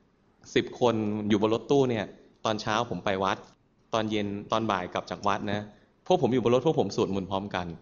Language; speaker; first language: Thai; native; Thai